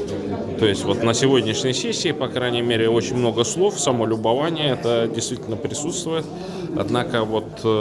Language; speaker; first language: Russian; native; Russian